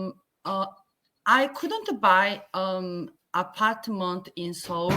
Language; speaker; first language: English; non-native, learner; Korean